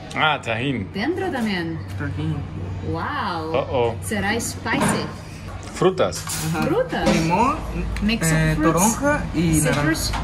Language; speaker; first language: English; non-native, fluent; Portuguese